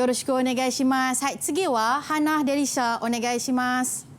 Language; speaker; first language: Japanese; non-native, fluent; Malay